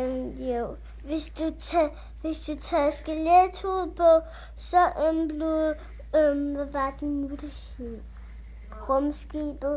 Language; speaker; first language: Danish; early bilingual, other home language; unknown